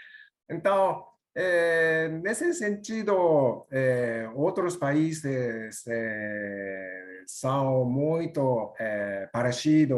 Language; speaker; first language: Portuguese; non-native, learner; Japanese